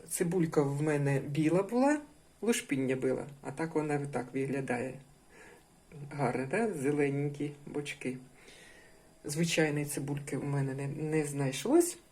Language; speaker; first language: Ukrainian; non-native, local second language; Russian